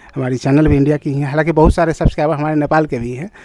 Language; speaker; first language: Hindi; native; Hindi